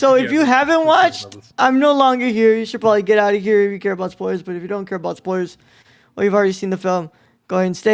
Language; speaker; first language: English; native; English